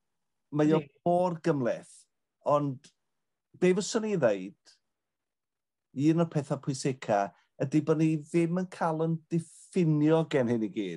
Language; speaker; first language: Welsh; native; Welsh